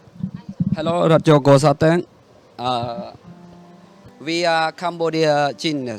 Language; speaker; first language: English; non-native, learner; Khmer